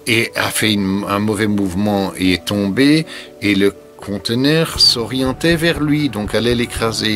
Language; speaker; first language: French; native; French